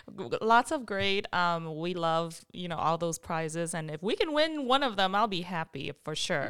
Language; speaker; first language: English; early bilingual, other home language; Vietnamese